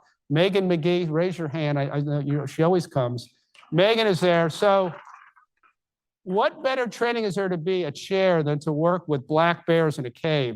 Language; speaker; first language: English; native; English